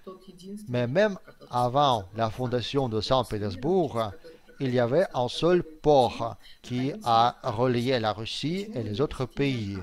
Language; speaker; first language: French; non-native, fluent; Russian